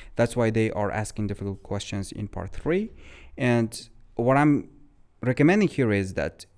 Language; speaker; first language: English; non-native, fluent; Uzbek